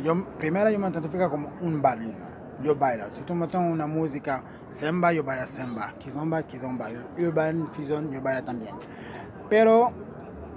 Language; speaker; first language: Spanish; non-native, learner; Portuguese